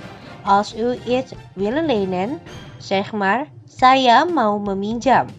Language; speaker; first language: Dutch; non-native, fluent; Indonesian